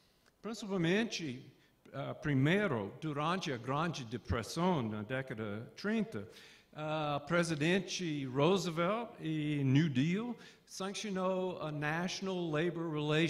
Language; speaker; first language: Portuguese; non-native, fluent; English